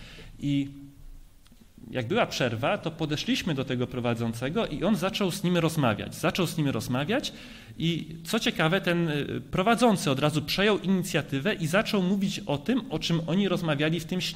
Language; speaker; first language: Polish; native; Polish